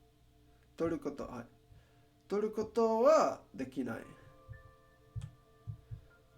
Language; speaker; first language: Japanese; non-native, learner; Spanish